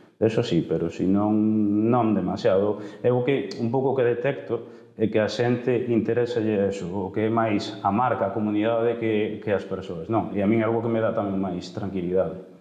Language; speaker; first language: Galician; non-native, local second language; Spanish